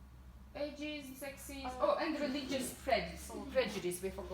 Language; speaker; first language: English; non-native, fluent; Ukrainian